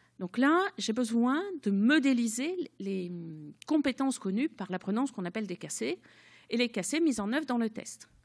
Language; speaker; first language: French; native; French